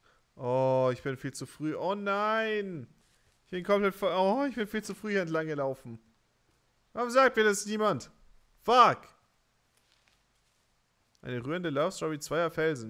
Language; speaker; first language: German; native; German